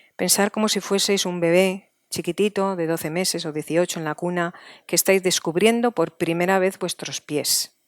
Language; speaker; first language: Spanish; native; Spanish